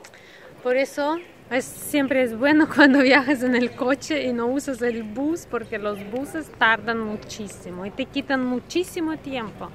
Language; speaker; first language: Spanish; non-native, learner; Russian